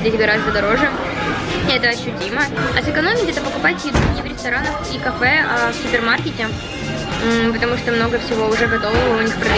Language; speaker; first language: Russian; native; Russian